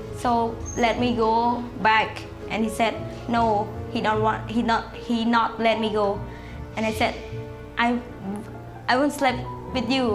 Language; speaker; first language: English; non-native, learner; Khmer